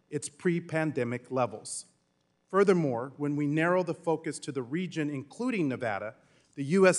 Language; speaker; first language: English; native; English